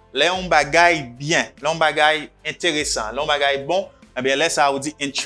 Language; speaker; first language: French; non-native, local second language; Haitian Creole